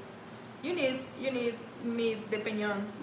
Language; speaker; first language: English; non-native, learner; Spanish